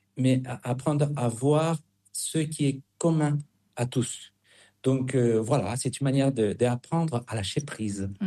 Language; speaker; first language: French; non-native, fluent; Spanish